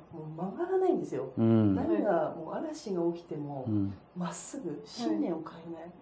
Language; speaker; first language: Japanese; native; Japanese